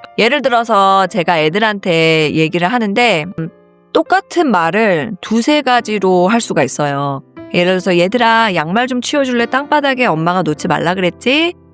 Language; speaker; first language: Korean; early bilingual, heritage; Korean